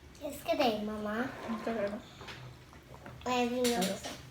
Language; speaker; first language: Swedish; early bilingual, other home language; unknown